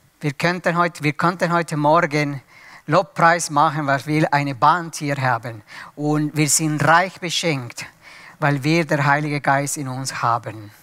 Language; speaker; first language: German; non-native, fluent; Spanish